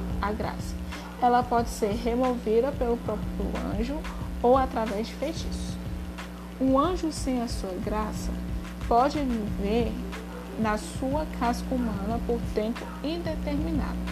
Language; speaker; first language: Portuguese; native; Portuguese